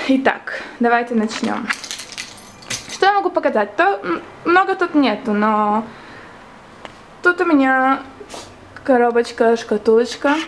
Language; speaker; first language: Russian; early bilingual, heritage; Russian